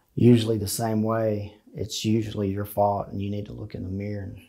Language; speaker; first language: English; native; English